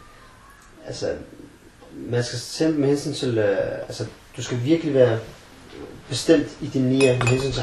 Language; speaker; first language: Danish; native; Danish